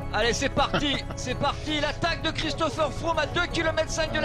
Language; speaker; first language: French; native; French